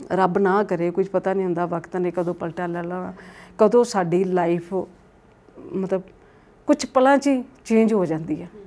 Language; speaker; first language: Punjabi; native; Punjabi